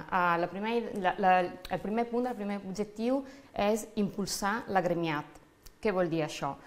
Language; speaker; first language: Catalan; non-native, fluent; Italian